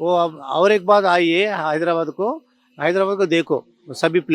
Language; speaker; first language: Hindi; non-native, local second language; Telugu